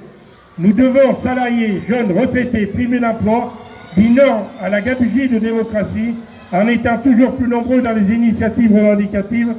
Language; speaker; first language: French; native; French